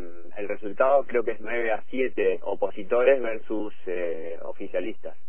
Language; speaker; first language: Spanish; native; Spanish